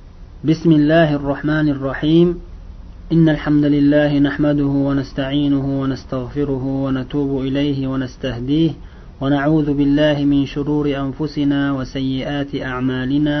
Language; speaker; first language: Arabic; non-native, fluent; Uzbek